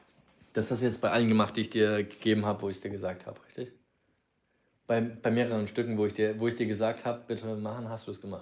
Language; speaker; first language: German; native; German